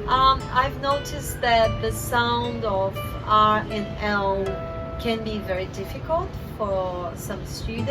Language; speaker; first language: English; non-native, fluent; Portuguese